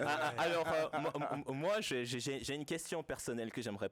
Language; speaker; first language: French; native; French